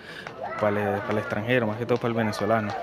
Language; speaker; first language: Spanish; native; Spanish